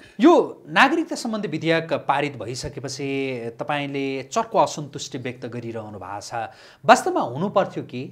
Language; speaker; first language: Nepali; native; Nepali